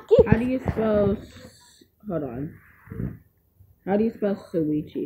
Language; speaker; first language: English; native; English